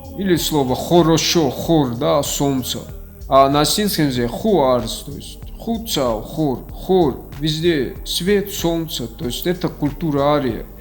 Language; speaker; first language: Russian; non-native, local second language; Ossetic